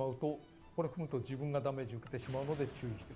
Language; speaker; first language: Japanese; native; Japanese